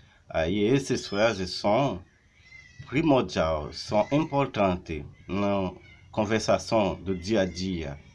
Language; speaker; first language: Portuguese; non-native, learner; Haitian Creole